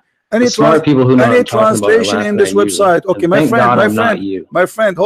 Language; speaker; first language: English; non-native, local second language; Arabic